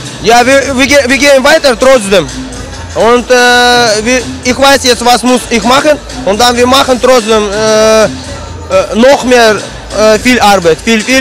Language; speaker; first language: German; non-native, learner; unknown